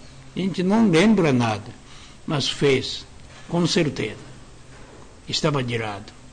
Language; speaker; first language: Portuguese; non-native, learner; Japanese